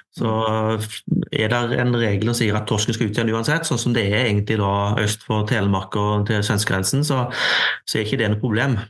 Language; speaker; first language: Norwegian; native; Norwegian